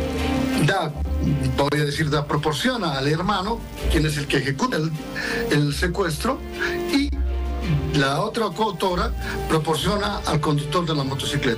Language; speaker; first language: Spanish; native; Spanish